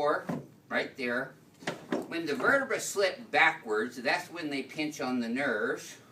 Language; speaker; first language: English; native; English